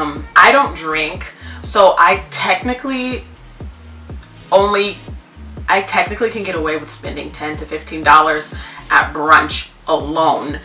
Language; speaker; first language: English; native; English